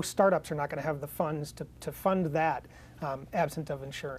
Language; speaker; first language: English; native; English